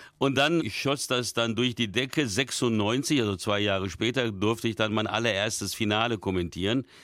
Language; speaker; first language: German; early bilingual, other home language; Hungarian